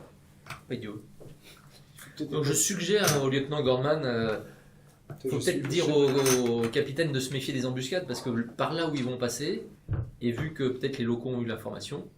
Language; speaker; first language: French; native; French